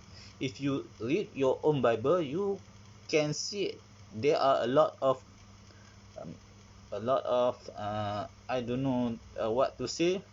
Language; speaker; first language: English; non-native, learner; Malay